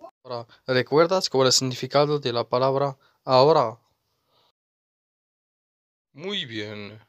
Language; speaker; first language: Spanish; non-native, fluent; Arabic